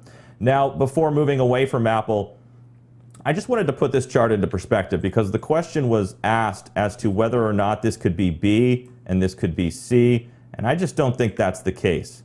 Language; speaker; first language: English; native; English